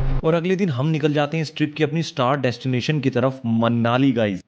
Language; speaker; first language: Hindi; native; Hindi